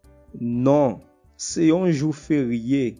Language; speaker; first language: French; non-native, local second language; Haitian Creole